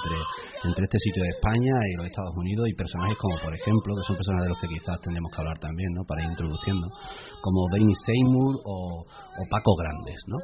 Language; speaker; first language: Spanish; native; Spanish